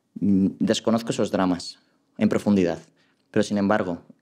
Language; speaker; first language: Spanish; native; Spanish